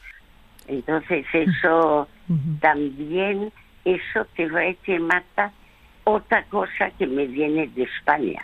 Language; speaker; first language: Spanish; early bilingual, other home language; French